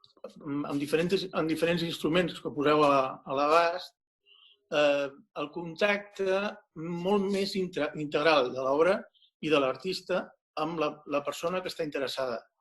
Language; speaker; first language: Catalan; non-native, local second language; Spanish